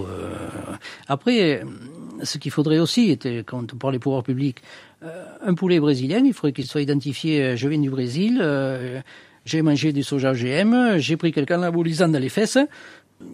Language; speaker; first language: French; native; French